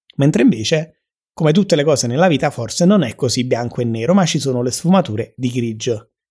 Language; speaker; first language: Italian; native; Italian